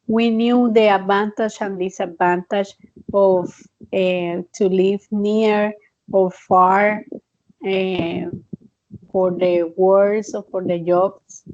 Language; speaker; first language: English; non-native, learner; Spanish